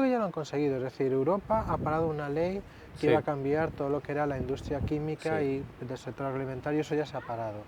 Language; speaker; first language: Spanish; native; Spanish